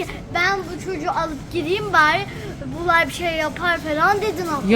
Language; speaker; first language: Turkish; native; Turkish